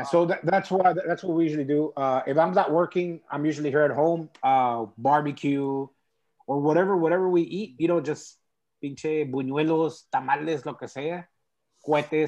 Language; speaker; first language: English; early bilingual, other home language; Spanish